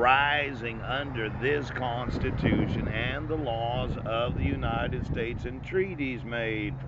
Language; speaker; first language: English; native; English